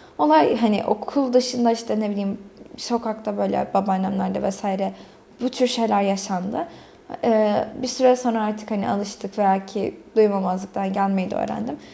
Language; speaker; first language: Turkish; early bilingual, other home language; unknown